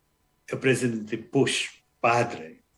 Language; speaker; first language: Spanish; non-native, fluent; English